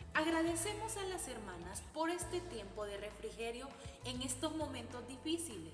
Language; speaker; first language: Spanish; native; Spanish